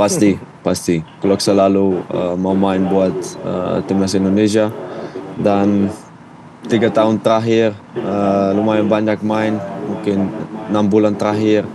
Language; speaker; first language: Indonesian; non-native, fluent; Dutch